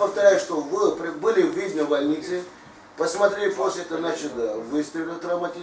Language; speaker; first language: Russian; native; Russian